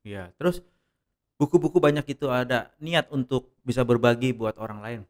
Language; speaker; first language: Indonesian; native; Indonesian